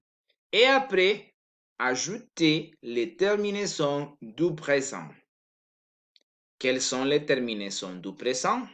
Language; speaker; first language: French; non-native, learner; Spanish